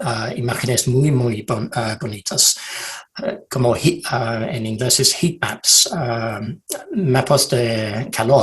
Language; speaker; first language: Spanish; non-native, fluent; English